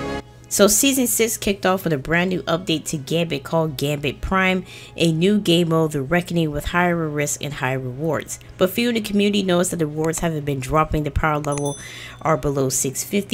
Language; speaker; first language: English; non-native, fluent; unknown